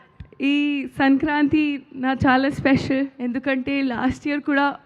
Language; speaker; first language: Telugu; non-native, learner; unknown